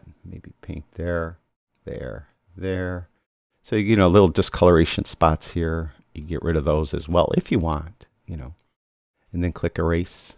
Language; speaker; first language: English; native; English